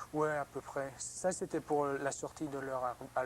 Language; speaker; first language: French; non-native, learner; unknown